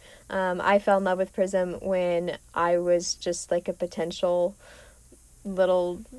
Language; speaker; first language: English; native; English